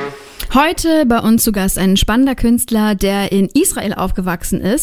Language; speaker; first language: German; native; German